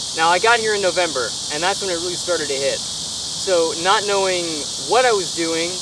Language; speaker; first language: English; native; English